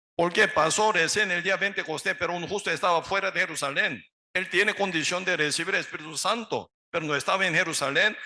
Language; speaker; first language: Spanish; non-native, learner; Korean